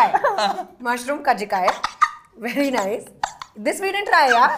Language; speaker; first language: Telugu; non-native, local second language; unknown